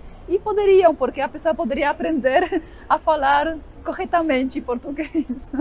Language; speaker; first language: Portuguese; non-native, fluent; Polish